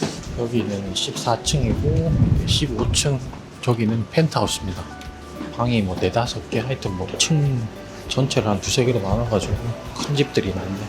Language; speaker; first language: Korean; native; Korean